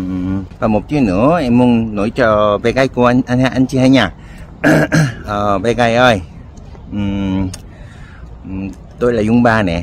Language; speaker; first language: Vietnamese; non-native, learner; Korean